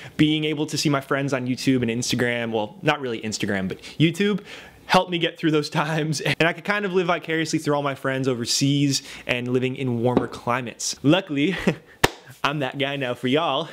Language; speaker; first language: English; native; English